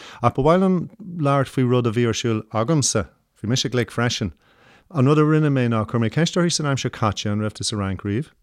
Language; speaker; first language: Irish; non-native, local second language; English